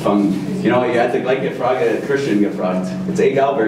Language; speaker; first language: German; non-native, fluent; English